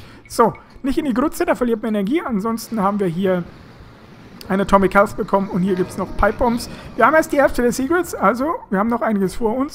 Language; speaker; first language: German; native; German